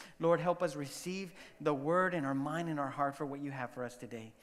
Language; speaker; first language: English; non-native, fluent; Spanish